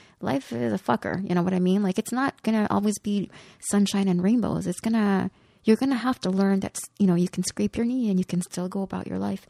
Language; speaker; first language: English; early bilingual, other home language; Spanish